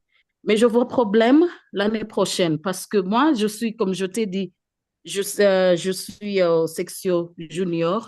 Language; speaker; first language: French; non-native, fluent; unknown